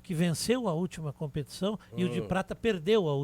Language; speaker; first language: Portuguese; native; Portuguese